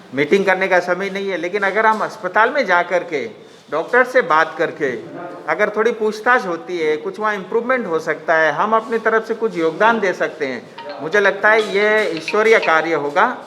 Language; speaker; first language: Hindi; non-native, local second language; Nepali